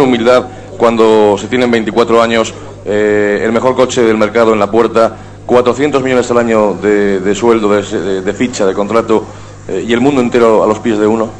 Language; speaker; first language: Spanish; native; Spanish